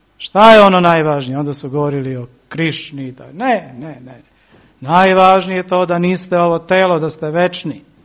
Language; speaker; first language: Serbian; early bilingual, heritage; Serbian